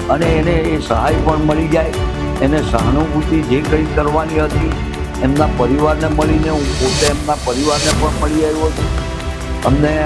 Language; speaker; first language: Gujarati; native; Gujarati